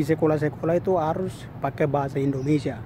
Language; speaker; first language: Indonesian; non-native, local second language; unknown